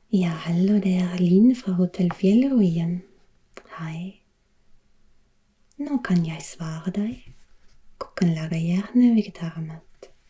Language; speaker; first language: Norwegian; non-native, learner; German